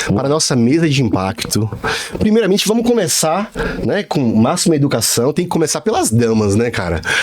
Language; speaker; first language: Portuguese; native; Portuguese